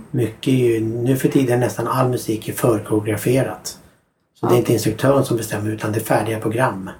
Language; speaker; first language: Swedish; native; Swedish